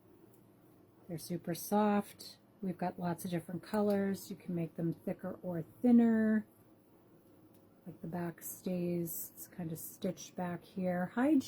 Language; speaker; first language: English; native; English